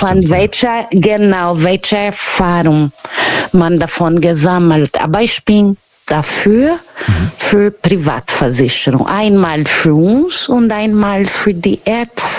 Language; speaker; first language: German; non-native, fluent; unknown